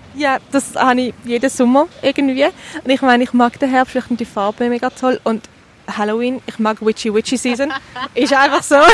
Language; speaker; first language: German; native; German